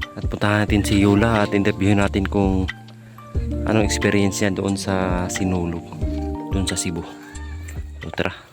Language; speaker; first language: Filipino; non-native, local second language; Cebuano